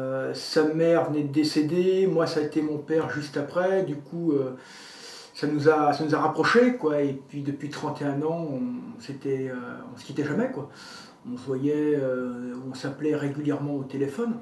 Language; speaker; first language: French; native; French